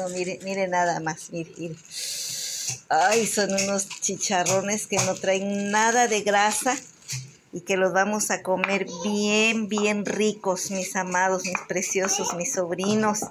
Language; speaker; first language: Spanish; native; Spanish